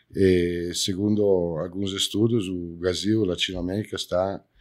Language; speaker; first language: Portuguese; non-native, fluent; Italian